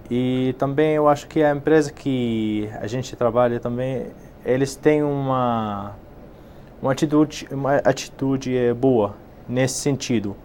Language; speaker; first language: Portuguese; non-native, fluent; Arabic